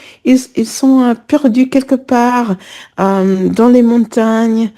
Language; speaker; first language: French; non-native, fluent; English